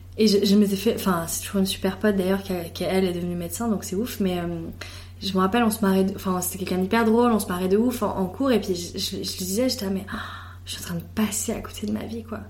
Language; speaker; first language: French; native; French